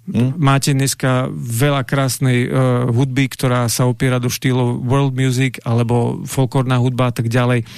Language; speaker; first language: Slovak; native; Slovak